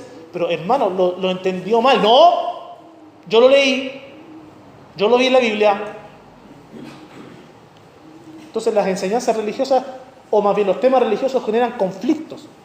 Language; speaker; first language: Spanish; native; Spanish